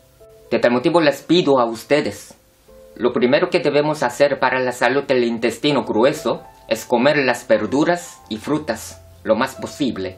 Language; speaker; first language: Spanish; non-native, fluent; Korean